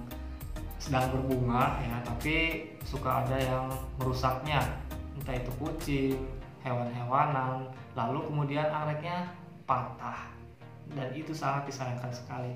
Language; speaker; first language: Indonesian; native; Indonesian